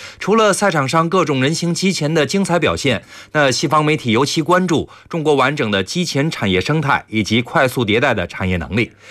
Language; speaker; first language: Chinese; native; Chinese